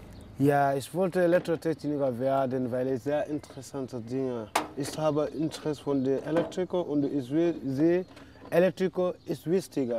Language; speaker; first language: German; non-native, learner; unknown